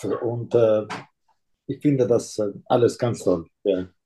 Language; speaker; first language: German; non-native, fluent; Italian